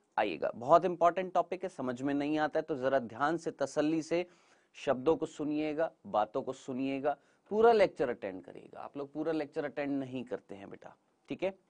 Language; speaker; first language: Hindi; native; Hindi